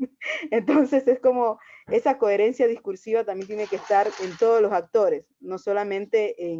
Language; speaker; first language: Spanish; native; Spanish